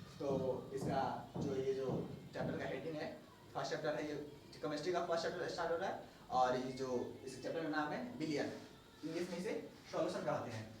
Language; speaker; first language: Hindi; native; Hindi